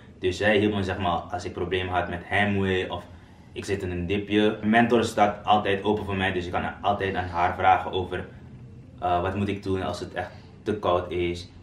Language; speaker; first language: Dutch; non-native, local second language; Papiamento